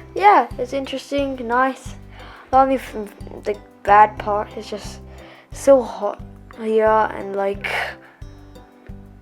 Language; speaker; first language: English; early bilingual, other home language; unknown